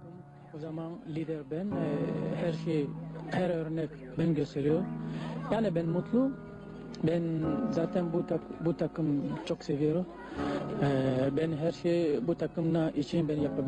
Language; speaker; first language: Turkish; non-native, learner; French